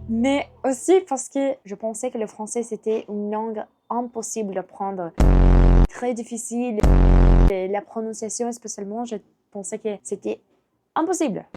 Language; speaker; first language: French; non-native, fluent; Portuguese